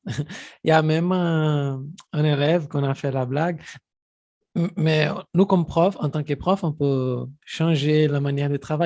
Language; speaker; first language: French; non-native, fluent; Portuguese